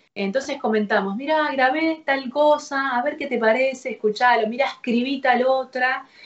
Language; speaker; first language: Spanish; native; Spanish